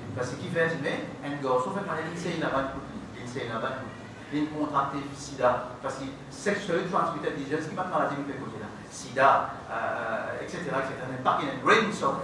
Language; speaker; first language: French; non-native, local second language; Morisyen